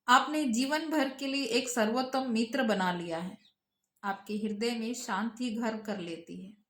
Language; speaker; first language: Hindi; non-native, local second language; Kannada